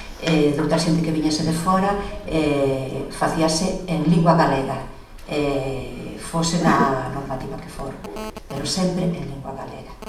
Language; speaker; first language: Galician; non-native, local second language; Spanish